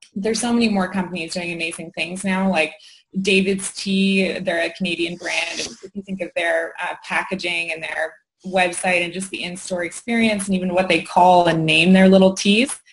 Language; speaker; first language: English; native; English